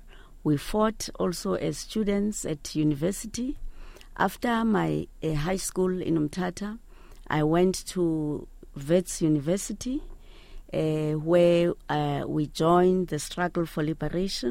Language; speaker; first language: English; non-native, local second language; Xhosa